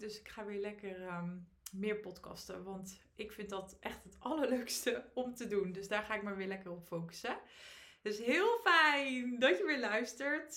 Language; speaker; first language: Dutch; native; Dutch